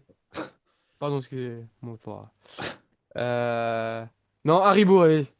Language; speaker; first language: French; native; French